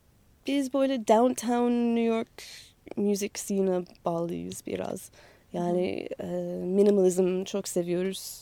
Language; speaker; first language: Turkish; non-native, learner; English